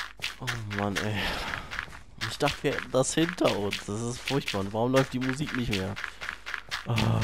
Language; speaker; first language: German; native; German